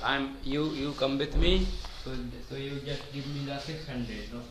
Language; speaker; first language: English; non-native, learner; Hindi